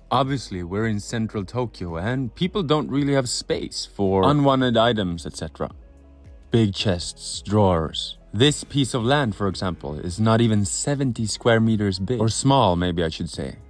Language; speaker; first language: English; non-native, fluent; Swedish